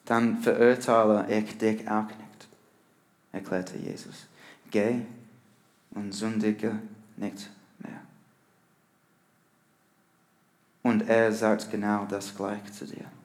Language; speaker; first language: German; non-native, learner; English